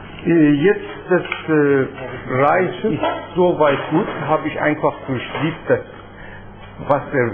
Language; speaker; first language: German; non-native, fluent; Persian